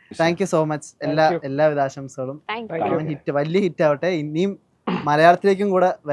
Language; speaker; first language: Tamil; non-native, learner; Malayalam